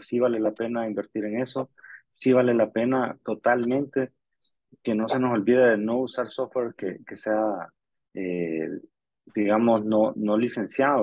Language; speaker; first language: Spanish; native; Spanish